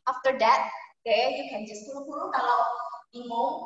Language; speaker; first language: English; non-native, fluent; Indonesian